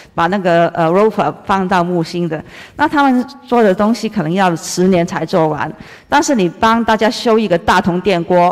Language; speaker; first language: Chinese; non-native, fluent; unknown